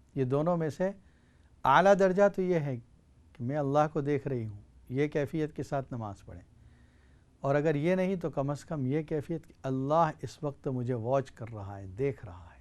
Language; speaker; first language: Urdu; native; Urdu